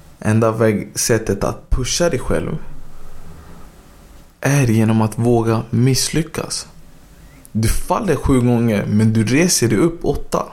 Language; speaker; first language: Swedish; early bilingual, other home language; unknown